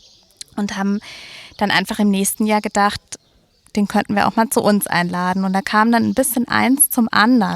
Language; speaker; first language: German; native; German